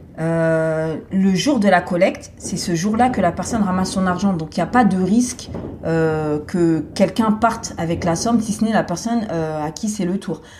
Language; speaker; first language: French; native; French